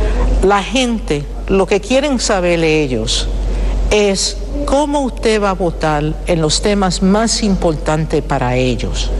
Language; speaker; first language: Spanish; early bilingual, heritage; Spanish